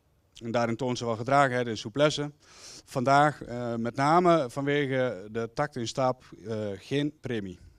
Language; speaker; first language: Dutch; native; Dutch